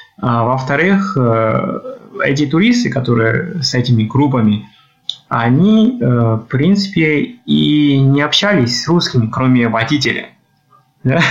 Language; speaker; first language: Russian; non-native, fluent; Chinese